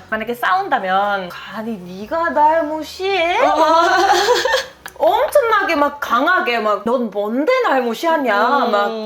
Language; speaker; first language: Korean; non-native, fluent; Finnish